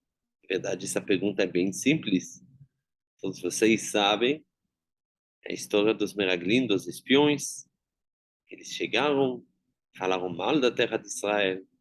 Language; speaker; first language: Portuguese; non-native, fluent; Hebrew